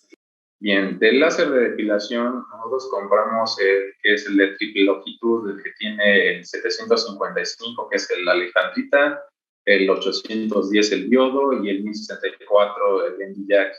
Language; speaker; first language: Spanish; native; Spanish